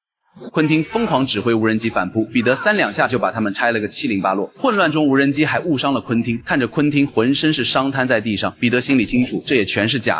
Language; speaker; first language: Chinese; native; Chinese